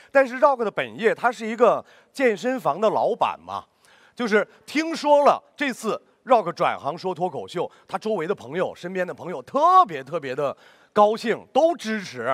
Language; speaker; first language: Chinese; native; Chinese